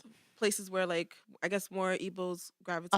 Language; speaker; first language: English; native; English